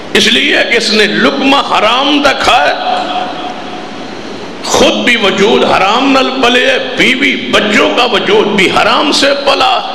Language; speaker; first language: Urdu; non-native, local second language; Punjabi